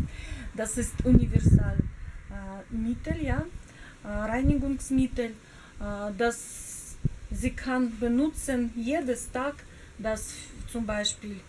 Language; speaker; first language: German; non-native, learner; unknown